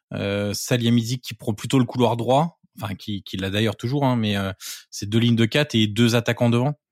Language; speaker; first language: French; native; French